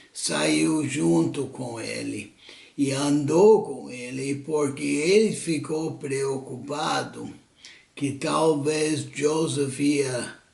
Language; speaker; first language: Portuguese; non-native, fluent; English